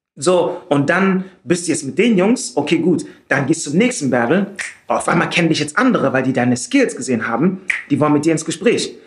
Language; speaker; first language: German; native; German